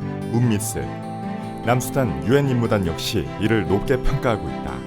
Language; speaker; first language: Korean; native; Korean